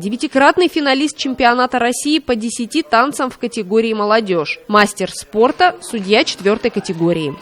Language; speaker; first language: Russian; native; Russian